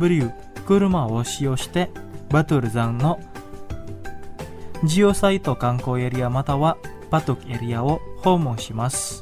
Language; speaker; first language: Japanese; non-native, fluent; Indonesian